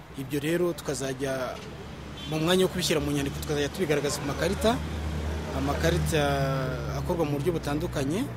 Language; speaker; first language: Kinyarwanda; native; Kinyarwanda